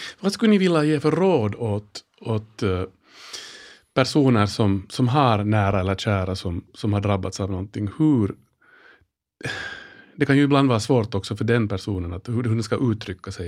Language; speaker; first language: Swedish; native; Swedish